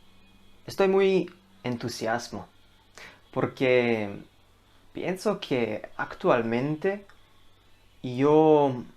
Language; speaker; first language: Spanish; non-native, learner; Hebrew